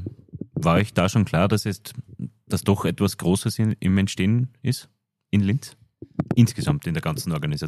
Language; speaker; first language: German; native; German